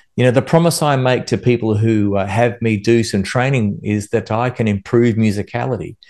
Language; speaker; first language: English; native; English